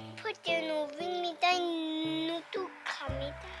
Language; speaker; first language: Thai; early bilingual, heritage; Thai